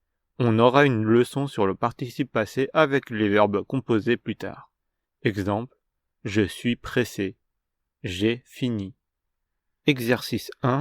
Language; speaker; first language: French; non-native, fluent; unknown